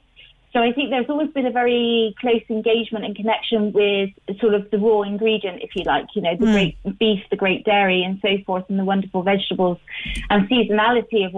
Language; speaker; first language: English; native; English